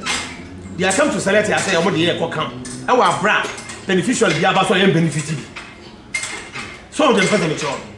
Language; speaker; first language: English; non-native, local second language; Akan